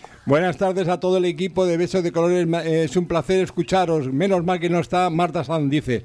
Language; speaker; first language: Spanish; native; Spanish